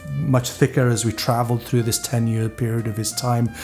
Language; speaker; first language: English; native; English